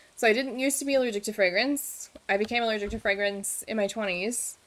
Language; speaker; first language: English; native; English